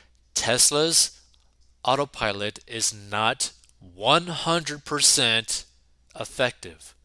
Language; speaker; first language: English; native; English